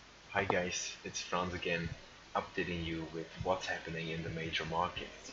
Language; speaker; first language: English; non-native, fluent; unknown